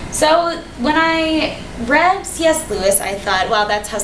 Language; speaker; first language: English; native; English